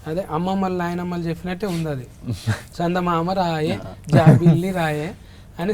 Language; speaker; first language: Telugu; native; Telugu